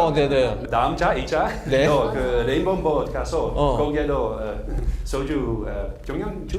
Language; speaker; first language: Korean; non-native, learner; Dutch